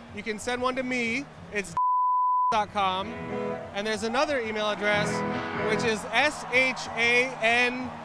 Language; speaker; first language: English; native; English